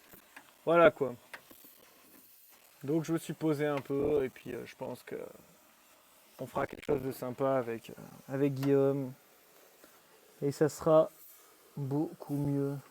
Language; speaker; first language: French; native; French